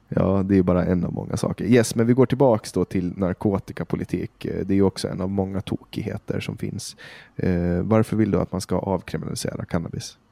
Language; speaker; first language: Swedish; native; Swedish